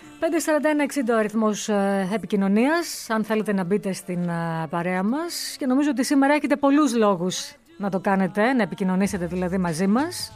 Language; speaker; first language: Greek; native; Greek